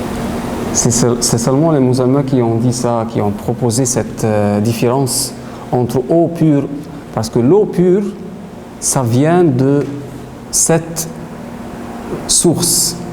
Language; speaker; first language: French; non-native, fluent; Arabic